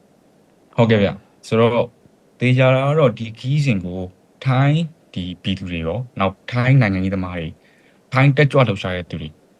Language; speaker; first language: Burmese; native; Burmese